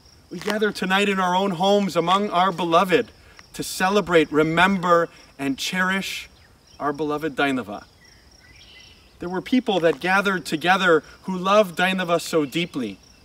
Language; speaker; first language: English; early bilingual, other home language; Lithuanian